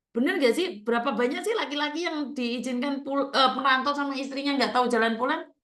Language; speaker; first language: Indonesian; native; Indonesian